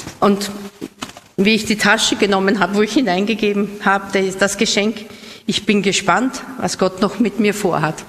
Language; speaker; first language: German; native; German